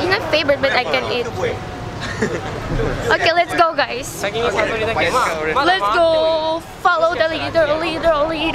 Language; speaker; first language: English; non-native, fluent; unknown